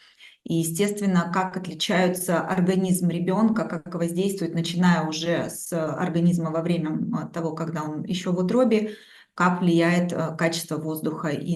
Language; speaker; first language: Russian; native; Russian